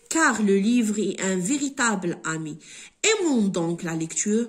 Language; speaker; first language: French; non-native, local second language; Arabic